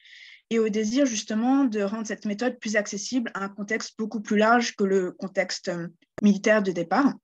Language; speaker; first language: French; native; French